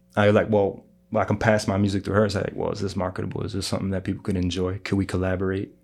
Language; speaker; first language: English; early bilingual, other home language; Greek